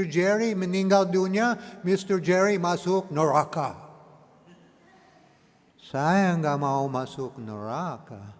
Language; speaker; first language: Indonesian; non-native, learner; English